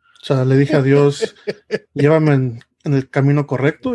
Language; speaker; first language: Spanish; early bilingual, heritage; Spanish